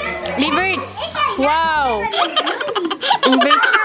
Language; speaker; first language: Dutch; non-native, fluent; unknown